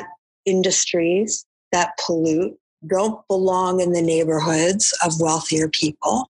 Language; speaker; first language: English; native; English